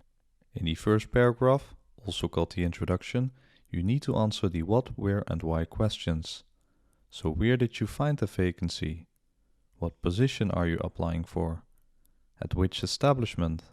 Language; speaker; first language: English; non-native, fluent; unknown